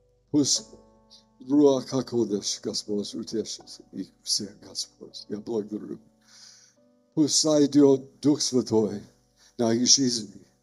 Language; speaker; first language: Russian; non-native, learner; English